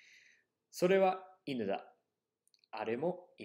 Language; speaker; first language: Japanese; non-native, fluent; English